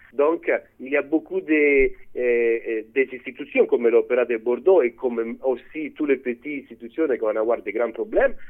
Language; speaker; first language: French; non-native, fluent; Italian